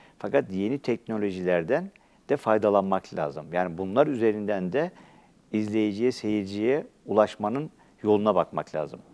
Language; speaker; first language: Turkish; native; Turkish